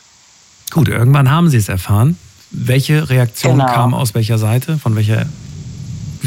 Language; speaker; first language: German; native; German